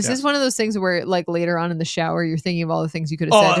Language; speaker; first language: English; native; English